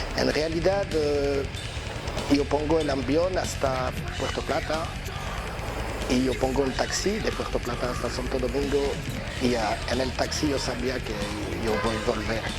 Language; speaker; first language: Spanish; non-native, learner; French